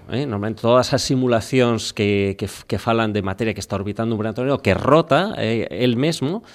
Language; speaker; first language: Galician; non-native, local second language; Spanish